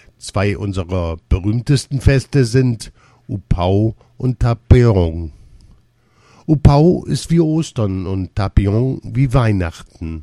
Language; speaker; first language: German; non-native, learner; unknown